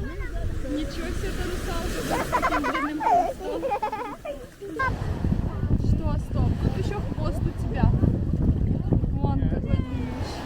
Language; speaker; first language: Russian; native; Russian